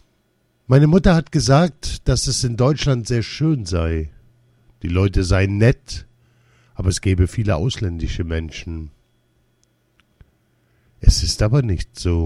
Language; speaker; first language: German; early bilingual, other home language; Lithuanian